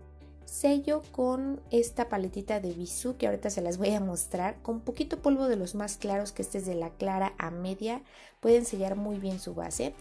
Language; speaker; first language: Spanish; native; Spanish